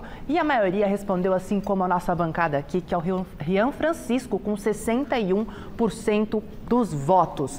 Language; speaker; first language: Portuguese; native; Portuguese